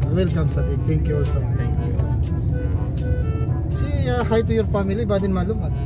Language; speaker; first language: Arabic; non-native, learner; Filipino